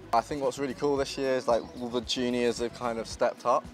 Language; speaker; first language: English; native; English